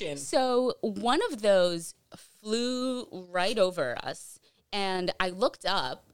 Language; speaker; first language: English; early bilingual, other home language; Portuguese